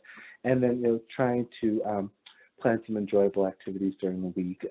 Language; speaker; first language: English; native; English